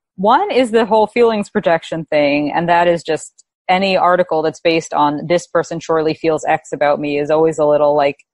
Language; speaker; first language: English; native; English